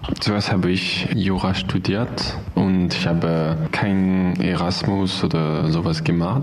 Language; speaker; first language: German; non-native, learner; French